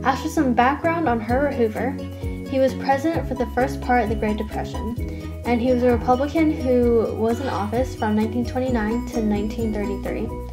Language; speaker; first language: English; native; English